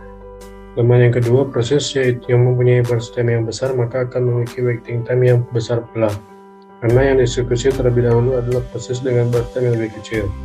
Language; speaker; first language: Indonesian; native; Indonesian